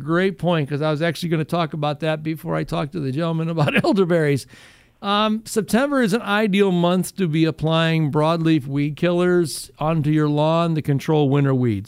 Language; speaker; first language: English; native; English